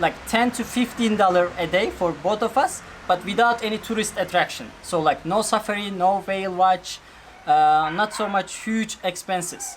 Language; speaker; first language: English; non-native, fluent; Turkish